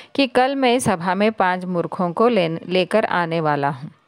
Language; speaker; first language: Hindi; non-native, local second language; Telugu